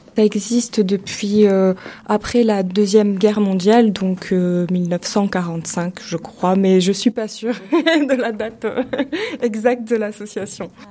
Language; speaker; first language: French; native; French